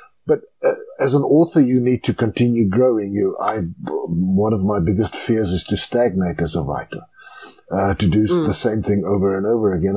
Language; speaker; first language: English; non-native, local second language; Afrikaans